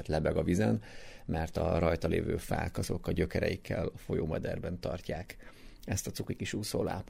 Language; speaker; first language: Hungarian; native; Hungarian